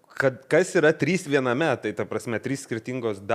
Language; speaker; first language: Lithuanian; native; Lithuanian